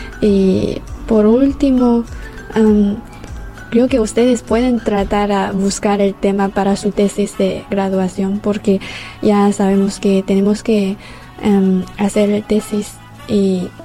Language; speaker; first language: Spanish; non-native, fluent; Chinese